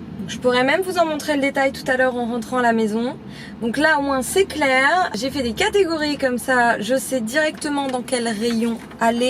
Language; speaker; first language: French; native; French